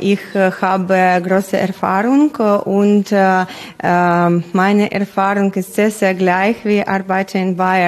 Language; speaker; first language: German; non-native, learner; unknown